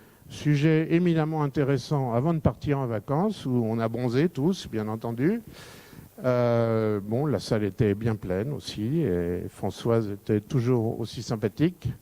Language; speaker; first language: French; native; French